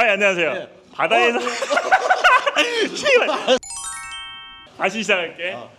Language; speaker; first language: Korean; native; Korean